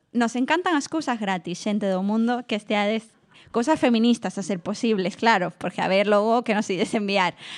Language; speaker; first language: Galician; non-native, local second language; Spanish